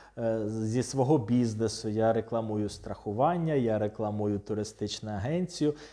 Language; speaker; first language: Ukrainian; non-native, local second language; Russian